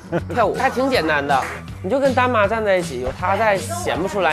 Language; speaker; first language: Chinese; native; Chinese